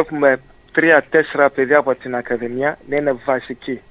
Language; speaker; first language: Greek; non-native, fluent; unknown